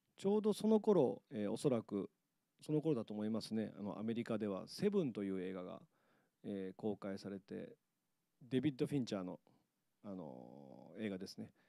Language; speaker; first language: Japanese; native; Japanese